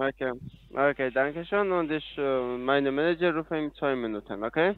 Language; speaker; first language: German; non-native, learner; Italian